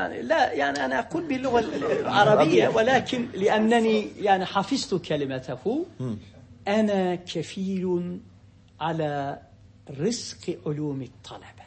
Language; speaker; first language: Arabic; non-native, fluent; Turkish